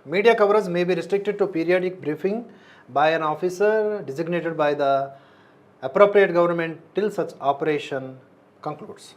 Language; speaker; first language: English; non-native, local second language; Telugu